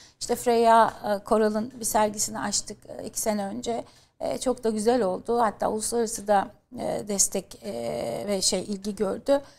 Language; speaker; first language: Turkish; native; Turkish